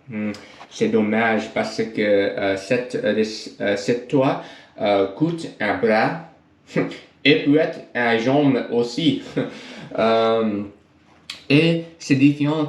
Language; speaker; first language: French; non-native, learner; English